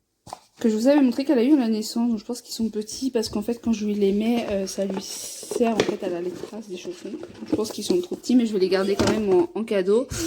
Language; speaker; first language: French; native; French